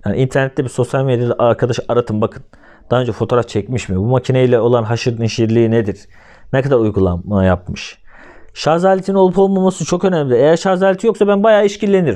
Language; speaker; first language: Turkish; native; Turkish